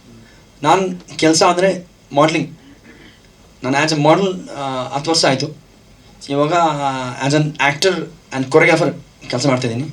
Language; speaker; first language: Kannada; non-native, learner; Hindi